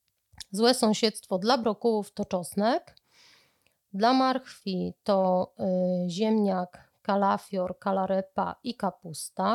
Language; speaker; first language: Polish; native; Polish